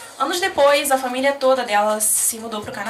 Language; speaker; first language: Portuguese; native; Portuguese